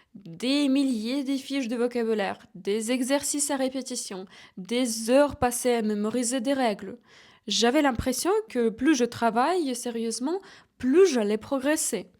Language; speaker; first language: French; non-native, fluent; Ukrainian